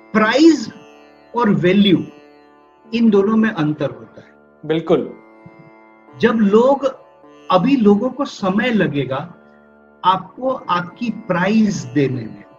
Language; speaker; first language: Hindi; non-native, local second language; Gujarati